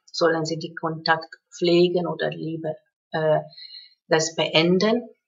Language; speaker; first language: German; non-native, fluent; Hungarian